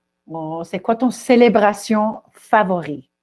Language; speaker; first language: French; non-native, fluent; Spanish